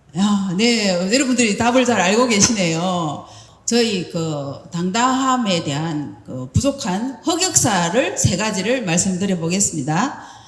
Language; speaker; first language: Korean; native; Korean